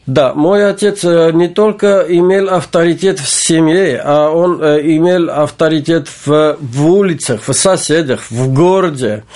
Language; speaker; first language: Russian; non-native, local second language; Armenian